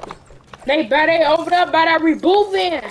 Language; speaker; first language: English; native; English